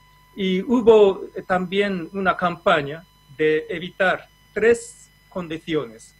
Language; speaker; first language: Spanish; non-native, fluent; Japanese